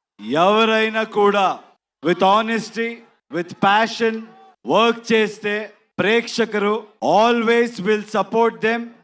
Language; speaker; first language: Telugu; non-native, fluent; Kannada